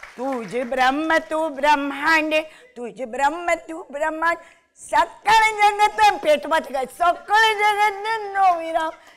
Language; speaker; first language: Gujarati; non-native, local second language; Marathi